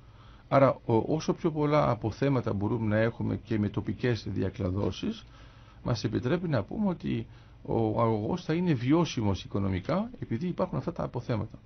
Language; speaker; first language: Greek; native; Greek